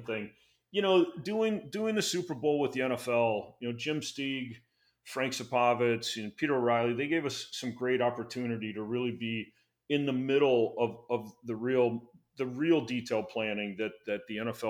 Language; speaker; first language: English; native; English